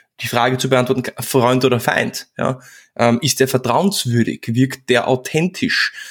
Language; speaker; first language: German; early bilingual, other home language; Czech